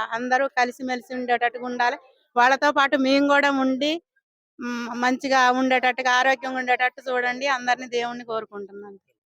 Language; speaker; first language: Telugu; native; Telugu